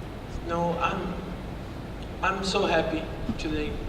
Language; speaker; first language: English; non-native, learner; Portuguese